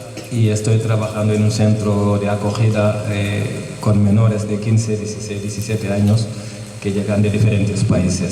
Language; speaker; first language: Spanish; non-native, fluent; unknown